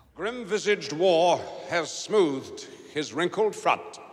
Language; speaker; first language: English; native; English